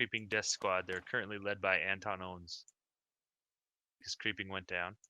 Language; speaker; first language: English; native; English